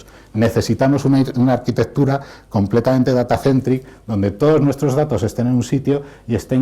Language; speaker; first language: Spanish; native; Spanish